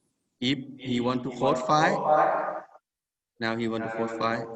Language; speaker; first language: English; non-native, learner; Thai